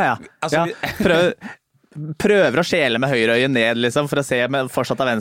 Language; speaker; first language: Norwegian; native; Norwegian